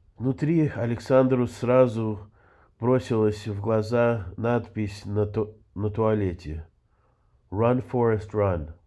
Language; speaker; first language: Russian; early bilingual, heritage; Russian